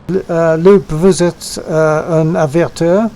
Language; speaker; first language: French; non-native, learner; English